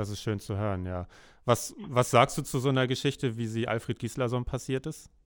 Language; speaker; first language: German; native; German